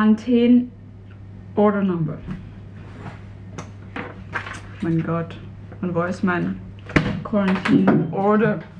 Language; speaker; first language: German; non-native, fluent; Cantonese